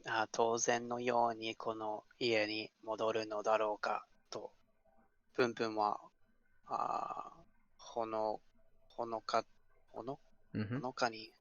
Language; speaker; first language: Japanese; non-native, learner; English